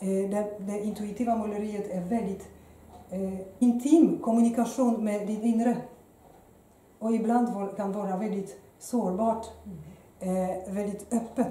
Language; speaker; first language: Swedish; non-native, fluent; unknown